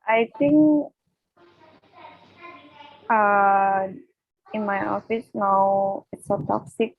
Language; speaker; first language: English; non-native, learner; Indonesian